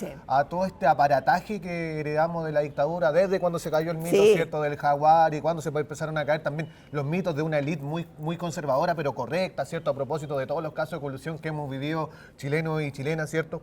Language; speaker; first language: Spanish; native; Spanish